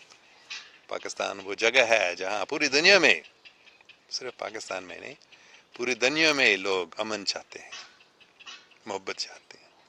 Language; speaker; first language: Hindi; non-native, fluent; English